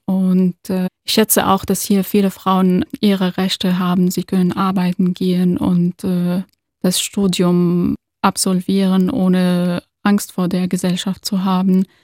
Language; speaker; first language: German; non-native, fluent; Arabic